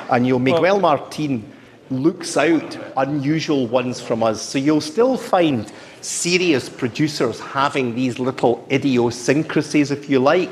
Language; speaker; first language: English; native; English